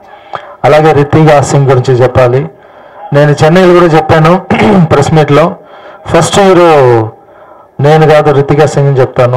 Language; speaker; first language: Telugu; non-native, fluent; Tamil